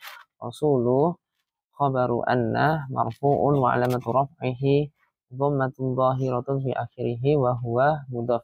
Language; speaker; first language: Arabic; non-native, fluent; Indonesian